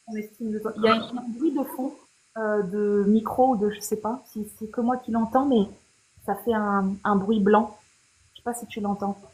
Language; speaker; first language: French; native; French